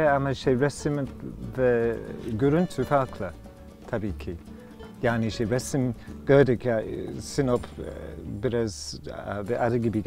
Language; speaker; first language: Turkish; non-native, learner; English